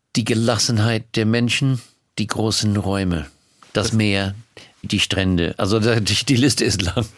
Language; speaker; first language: German; non-native, fluent; English